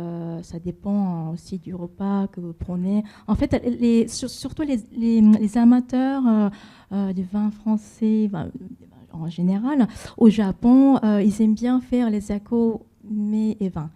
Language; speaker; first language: French; non-native, fluent; Japanese